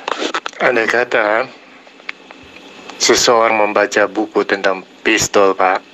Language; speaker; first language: Indonesian; native; Indonesian